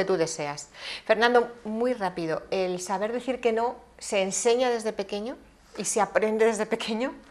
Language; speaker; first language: Spanish; native; Spanish